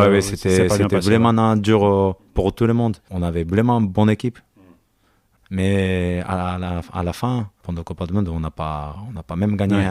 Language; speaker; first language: French; non-native, learner; Japanese